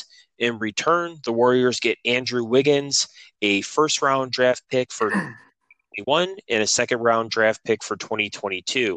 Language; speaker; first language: English; native; English